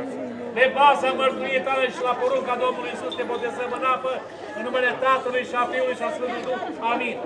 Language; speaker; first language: Romanian; native; Romanian